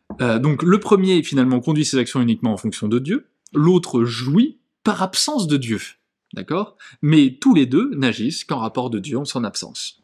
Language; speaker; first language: French; native; French